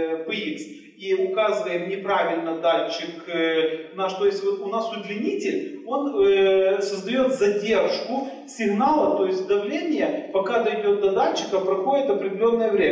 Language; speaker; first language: Russian; native; Russian